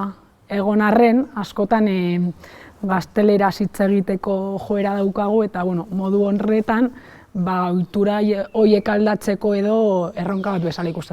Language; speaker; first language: Basque; non-native, local second language; Spanish